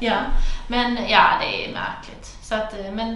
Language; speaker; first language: Swedish; native; Swedish